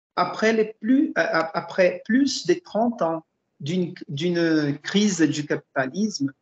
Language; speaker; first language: French; non-native, fluent; Portuguese